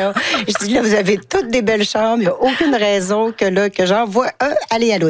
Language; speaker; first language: French; native; French